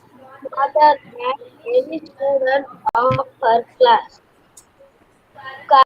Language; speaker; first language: English; non-native, learner; Tamil